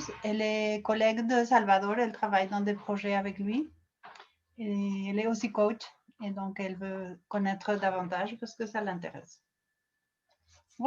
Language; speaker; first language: French; non-native, fluent; Spanish